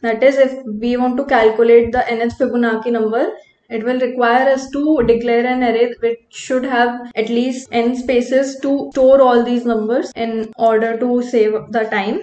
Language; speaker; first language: English; non-native, local second language; Hindi